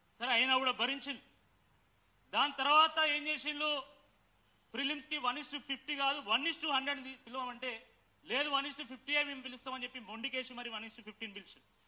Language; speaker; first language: Telugu; native; Telugu